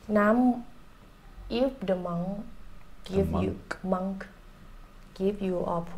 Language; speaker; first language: English; non-native, learner; Thai